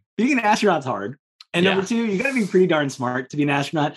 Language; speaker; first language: English; native; English